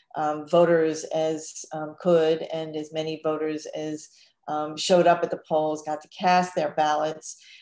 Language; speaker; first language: English; native; English